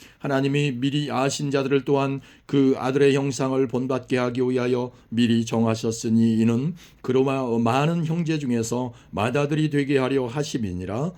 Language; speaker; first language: Korean; native; Korean